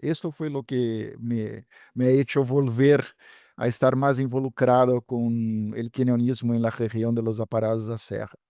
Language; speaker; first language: Spanish; non-native, fluent; Portuguese